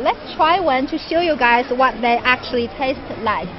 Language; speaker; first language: English; non-native, fluent; Chinese